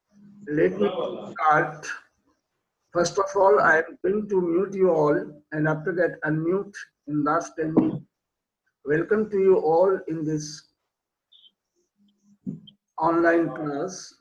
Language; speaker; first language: English; non-native, local second language; Hindi